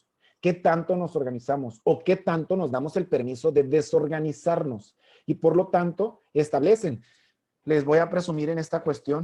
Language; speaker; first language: Spanish; native; Spanish